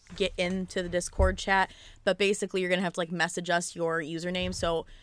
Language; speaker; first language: English; native; English